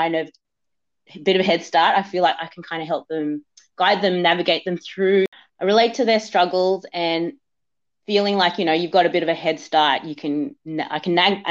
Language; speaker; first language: English; native; English